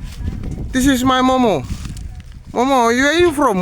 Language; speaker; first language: English; non-native, local second language; Fijian